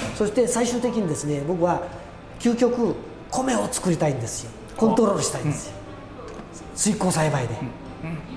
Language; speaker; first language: Japanese; native; Japanese